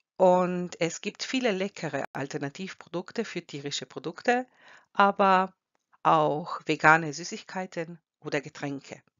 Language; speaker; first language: German; non-native, fluent; Croatian